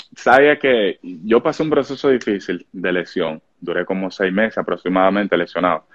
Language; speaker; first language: Spanish; native; Spanish